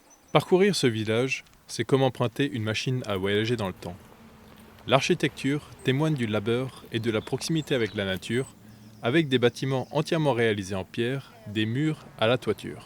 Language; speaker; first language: French; native; French